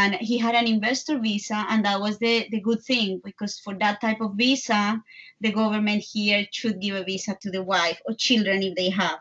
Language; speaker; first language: English; non-native, fluent; Spanish